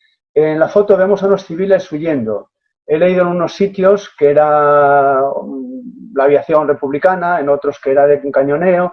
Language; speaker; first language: Spanish; native; Spanish